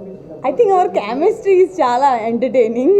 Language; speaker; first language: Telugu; non-native, learner; Gujarati